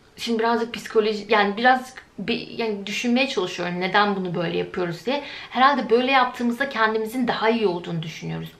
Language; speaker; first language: Turkish; native; Turkish